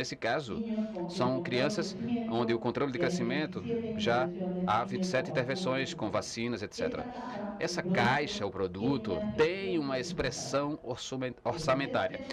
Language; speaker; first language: Portuguese; non-native, fluent; Spanish